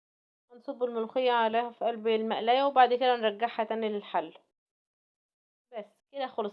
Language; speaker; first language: Arabic; native; Arabic